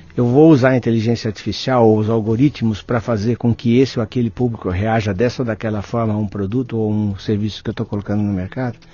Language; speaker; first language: Portuguese; native; Portuguese